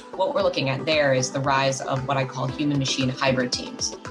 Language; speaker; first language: English; native; English